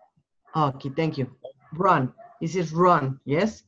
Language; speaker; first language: English; non-native, learner; Spanish